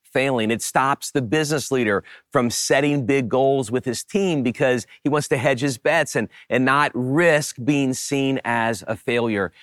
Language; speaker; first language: English; native; English